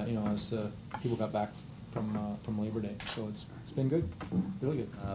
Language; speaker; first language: English; native; English